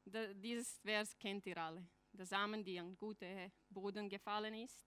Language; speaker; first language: German; non-native, fluent; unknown